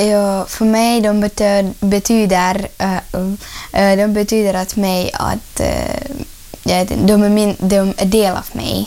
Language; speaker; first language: Swedish; non-native, learner; Ukrainian